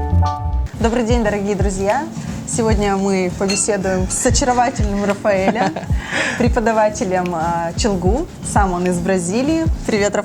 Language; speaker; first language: Russian; native; Russian